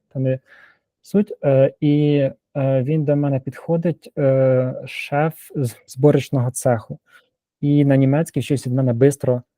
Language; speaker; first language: Ukrainian; native; Ukrainian